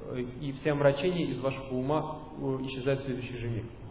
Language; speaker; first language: Russian; native; Russian